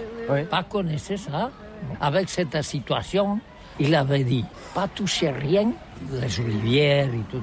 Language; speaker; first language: French; non-native, learner; Catalan